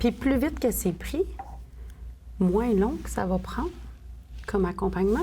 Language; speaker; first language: French; native; French